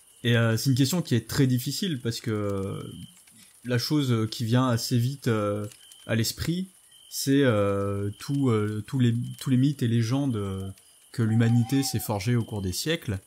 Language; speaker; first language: French; native; French